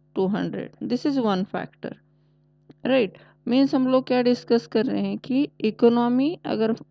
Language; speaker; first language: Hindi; non-native, local second language; Marathi